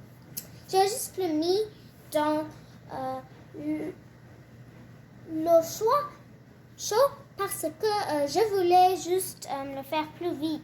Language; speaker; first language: French; non-native, learner; English